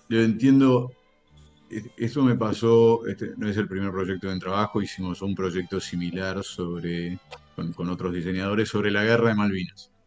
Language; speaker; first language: Spanish; native; Spanish